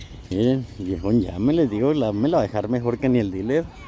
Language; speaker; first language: Spanish; early bilingual, heritage; Spanish